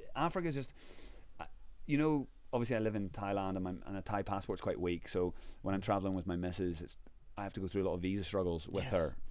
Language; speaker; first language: English; native; English